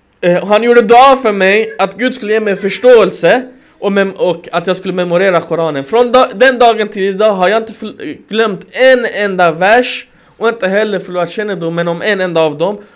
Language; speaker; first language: Swedish; early bilingual, other home language; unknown